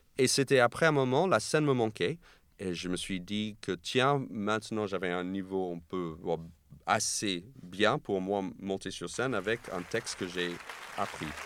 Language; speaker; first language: French; non-native, fluent; English